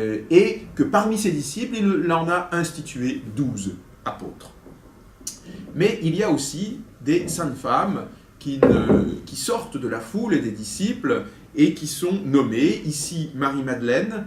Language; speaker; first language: French; native; French